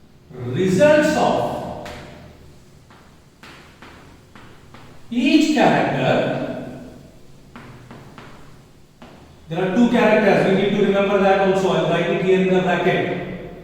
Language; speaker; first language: English; non-native, local second language; Hindi